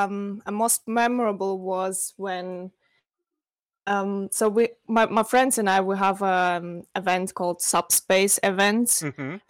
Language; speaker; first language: English; non-native, fluent; Russian